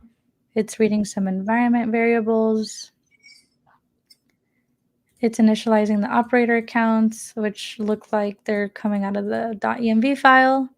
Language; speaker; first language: English; native; English